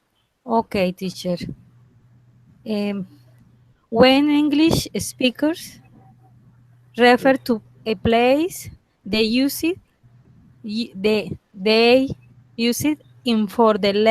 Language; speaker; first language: English; non-native, learner; Spanish